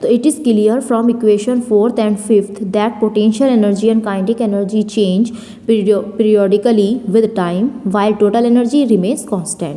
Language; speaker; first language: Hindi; native; Hindi